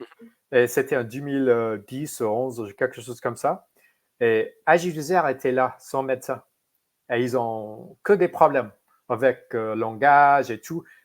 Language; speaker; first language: French; non-native, fluent; English